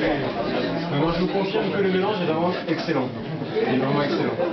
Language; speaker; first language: French; native; French